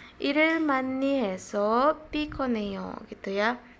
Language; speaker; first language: Korean; non-native, learner; Indonesian